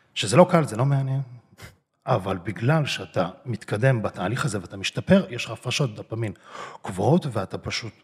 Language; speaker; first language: Hebrew; early bilingual, other home language; Russian